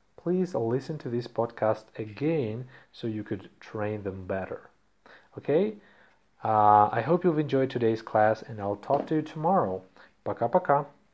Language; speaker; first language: English; non-native, fluent; Russian